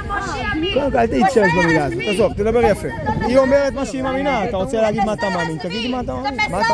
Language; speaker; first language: Hebrew; native; Hebrew